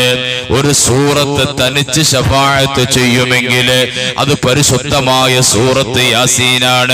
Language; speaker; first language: Malayalam; native; Malayalam